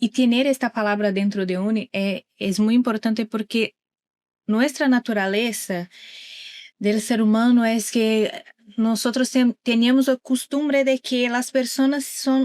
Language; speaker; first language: Spanish; non-native, learner; Portuguese